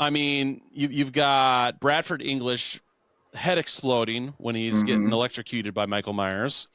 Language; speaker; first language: English; native; English